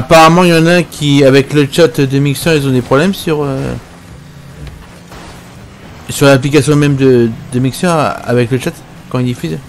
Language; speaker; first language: French; native; French